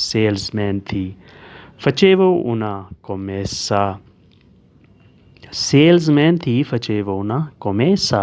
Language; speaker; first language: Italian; non-native, learner; Urdu